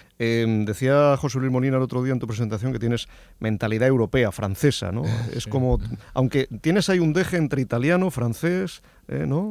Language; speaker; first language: Spanish; native; Spanish